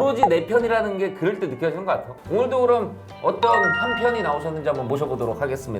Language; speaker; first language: Korean; native; Korean